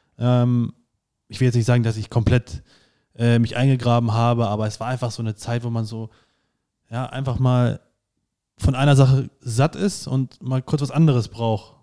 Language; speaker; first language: German; native; German